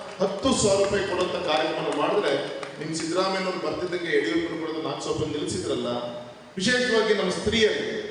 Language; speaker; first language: Kannada; native; Kannada